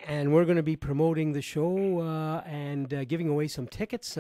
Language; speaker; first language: English; native; English